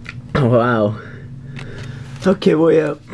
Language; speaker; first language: Spanish; non-native, learner; English